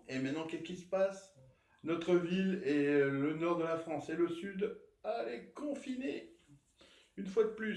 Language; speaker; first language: French; native; French